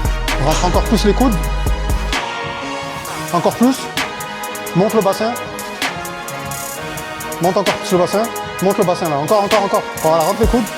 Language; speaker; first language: French; native; French